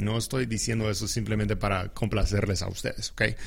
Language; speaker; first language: Spanish; non-native, fluent; English